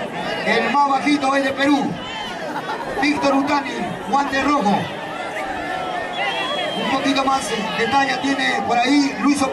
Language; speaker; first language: Spanish; native; Spanish